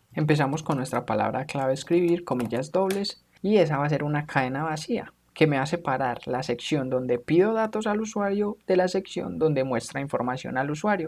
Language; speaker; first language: Spanish; native; Spanish